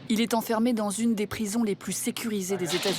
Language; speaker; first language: French; native; French